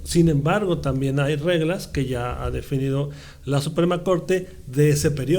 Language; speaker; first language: Spanish; native; Spanish